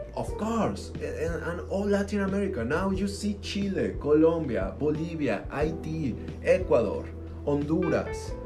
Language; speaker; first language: English; non-native, fluent; Spanish